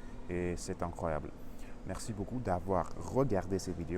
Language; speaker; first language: French; non-native, learner; Russian